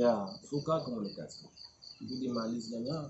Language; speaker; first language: Indonesian; non-native, learner; Arabic